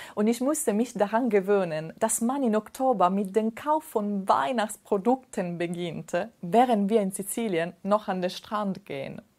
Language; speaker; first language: German; non-native, fluent; Italian